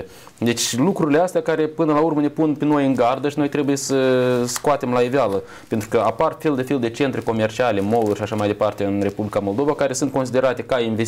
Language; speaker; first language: Romanian; native; Romanian